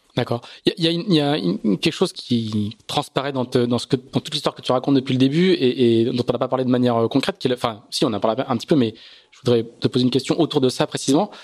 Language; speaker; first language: French; native; French